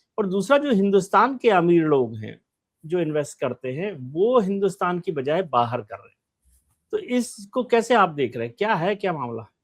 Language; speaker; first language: Hindi; native; Hindi